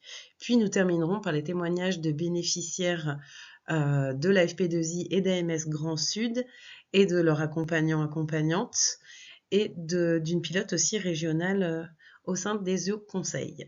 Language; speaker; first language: French; native; French